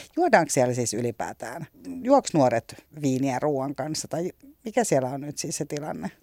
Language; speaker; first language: Finnish; native; Finnish